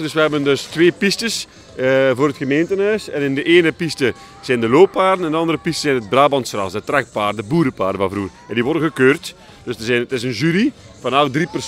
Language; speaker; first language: Dutch; native; Dutch